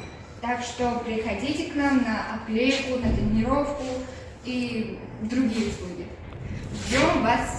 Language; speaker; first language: Russian; native; Russian